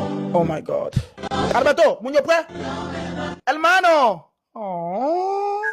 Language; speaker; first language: Spanish; non-native, fluent; Haitian Creole